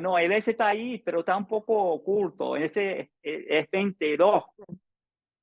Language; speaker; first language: Spanish; non-native, fluent; English